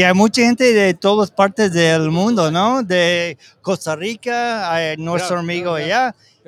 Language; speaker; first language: Spanish; non-native, learner; English